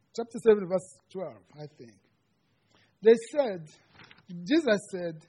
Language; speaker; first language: English; non-native, local second language; Kinyarwanda